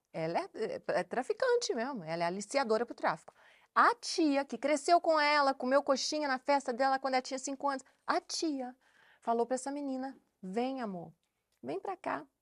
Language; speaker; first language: Portuguese; native; Portuguese